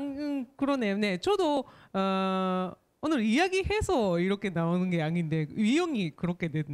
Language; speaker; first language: Korean; non-native, fluent; Japanese